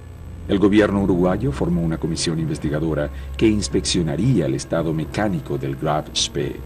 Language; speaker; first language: Spanish; native; Spanish